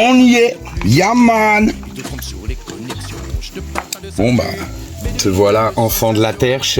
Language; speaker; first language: French; native; French